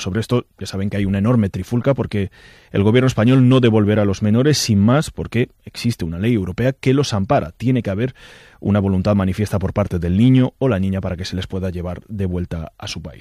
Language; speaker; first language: Spanish; native; Spanish